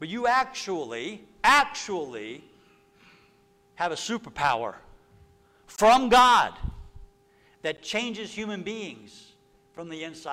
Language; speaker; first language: English; native; English